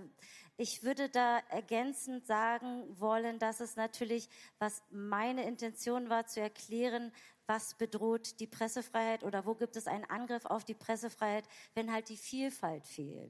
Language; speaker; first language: German; native; German